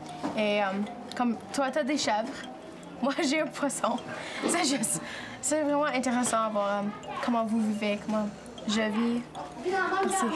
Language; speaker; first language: French; non-native, local second language; English